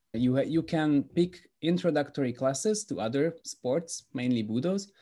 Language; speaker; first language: English; non-native, fluent; Hungarian